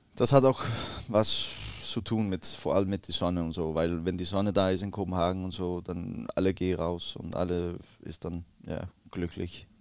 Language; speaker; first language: German; non-native, learner; Danish